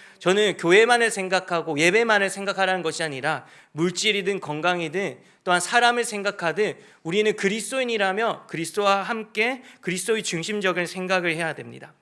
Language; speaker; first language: Korean; native; Korean